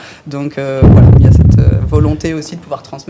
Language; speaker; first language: French; native; French